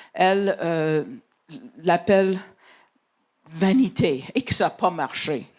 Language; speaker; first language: French; non-native, fluent; English